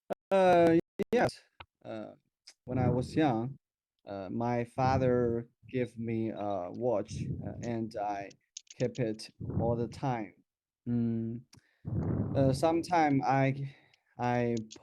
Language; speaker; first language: English; non-native, learner; Chinese